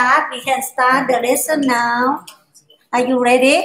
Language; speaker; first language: English; non-native, learner; Thai